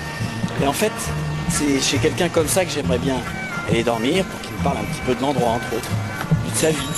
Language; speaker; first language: French; native; French